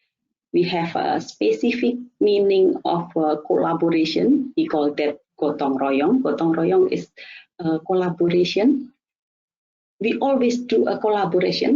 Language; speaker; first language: English; non-native, fluent; Indonesian